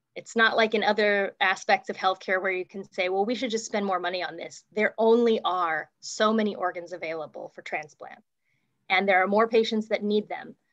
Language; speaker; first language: English; native; English